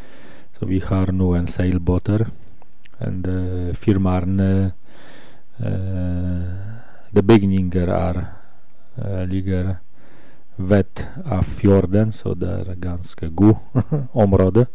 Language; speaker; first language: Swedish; non-native, learner; Norwegian